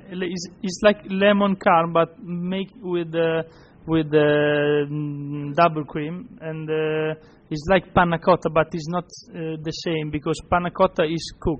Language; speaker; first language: English; non-native, fluent; Italian